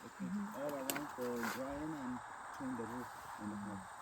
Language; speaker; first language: English; non-native, local second language; Spanish